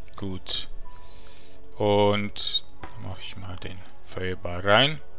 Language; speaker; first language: German; native; German